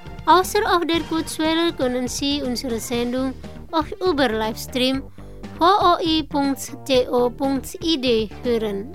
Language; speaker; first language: German; non-native, fluent; Indonesian